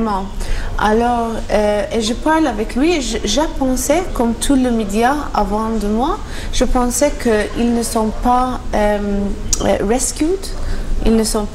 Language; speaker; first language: French; non-native, learner; Maltese